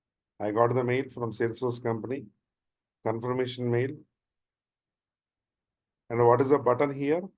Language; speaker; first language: English; non-native, local second language; Telugu